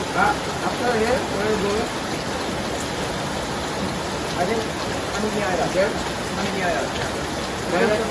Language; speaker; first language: English; non-native, learner; Cebuano